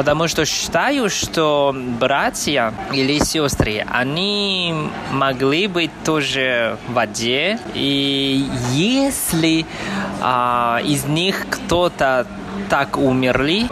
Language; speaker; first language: Russian; non-native, fluent; Chinese